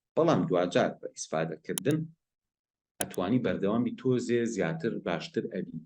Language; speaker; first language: Central Kurdish; non-native, local second language; Gurani